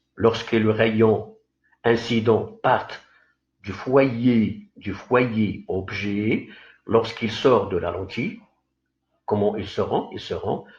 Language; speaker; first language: French; non-native, local second language; Arabic